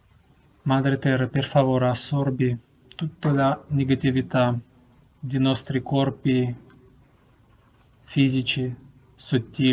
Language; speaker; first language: Italian; non-native, learner; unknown